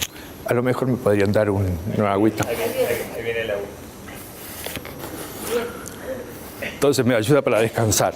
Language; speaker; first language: Spanish; native; Spanish